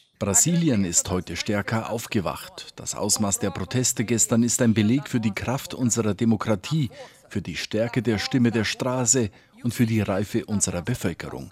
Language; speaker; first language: German; native; German